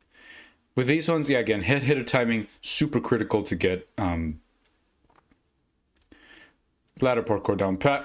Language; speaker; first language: English; native; English